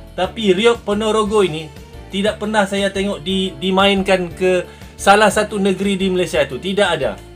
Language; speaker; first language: Malay; native; Malay